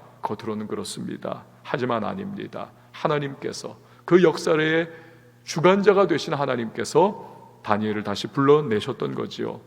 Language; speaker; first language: Korean; native; Korean